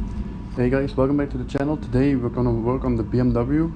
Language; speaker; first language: English; non-native, fluent; Dutch